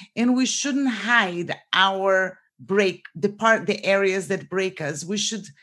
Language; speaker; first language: English; non-native, fluent; Portuguese